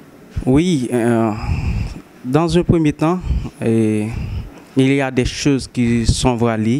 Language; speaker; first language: French; non-native, local second language; Haitian Creole